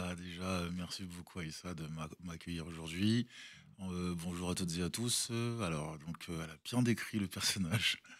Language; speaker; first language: French; early bilingual, other home language; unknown